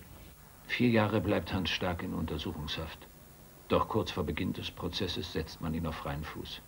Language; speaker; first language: German; native; German